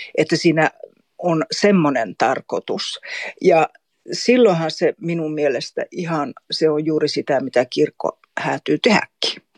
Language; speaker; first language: Finnish; native; Finnish